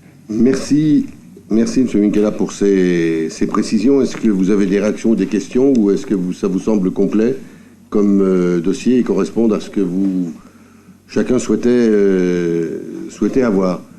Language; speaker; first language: French; native; French